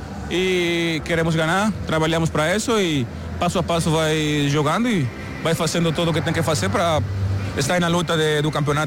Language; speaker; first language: Portuguese; non-native, learner; Spanish